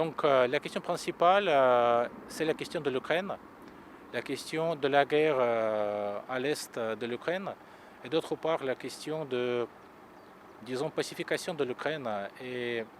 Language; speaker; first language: French; non-native, fluent; Russian